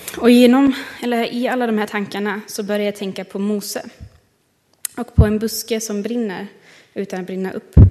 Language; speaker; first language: Swedish; non-native, fluent; German